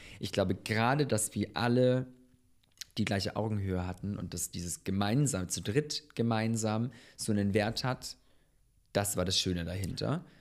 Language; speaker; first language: German; early bilingual, other home language; Bosnian